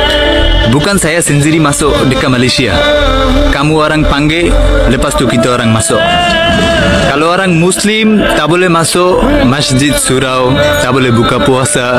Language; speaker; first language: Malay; non-native, learner; Bangla